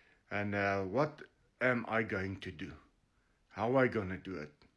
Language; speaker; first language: English; non-native, local second language; Afrikaans